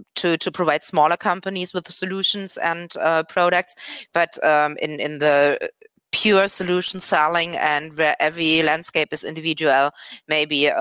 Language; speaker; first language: English; non-native, fluent; German